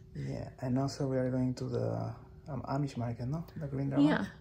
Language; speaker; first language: English; non-native, fluent; Spanish